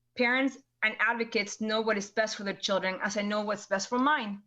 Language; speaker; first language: English; early bilingual, other home language; Spanish